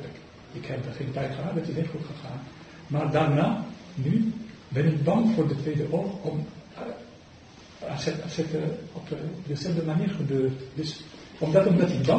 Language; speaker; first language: Dutch; non-native, fluent; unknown